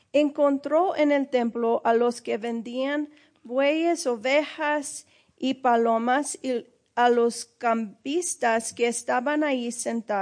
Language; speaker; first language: Spanish; early bilingual, heritage; Spanish